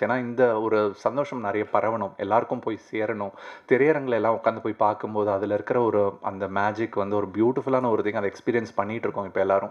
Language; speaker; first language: Tamil; native; Tamil